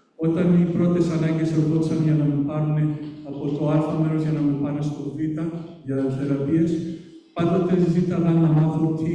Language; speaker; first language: Greek; early bilingual, heritage; Greek